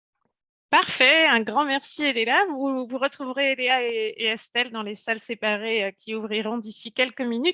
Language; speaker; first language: French; native; French